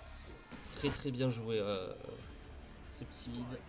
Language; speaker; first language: French; native; French